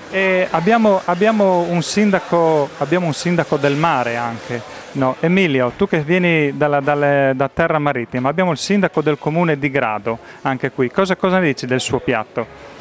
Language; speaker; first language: Italian; native; Italian